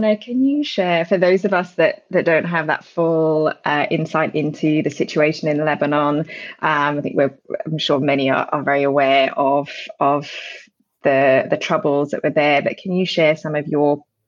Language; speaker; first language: English; native; English